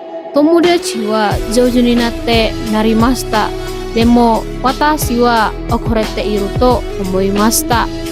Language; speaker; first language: Japanese; non-native, learner; Indonesian